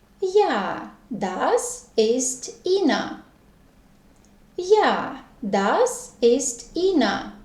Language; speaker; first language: German; non-native, fluent; Ukrainian